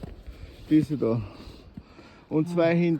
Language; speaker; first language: German; native; German